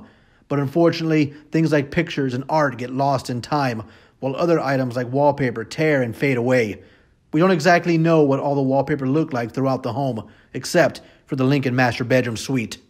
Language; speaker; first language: English; native; English